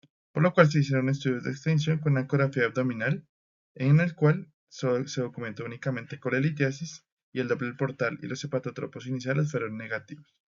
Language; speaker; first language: Spanish; native; Spanish